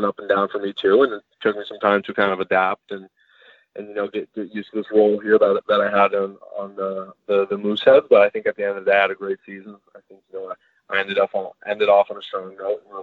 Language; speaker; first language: English; native; English